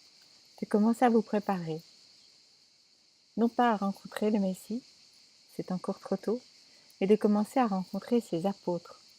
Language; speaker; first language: French; native; French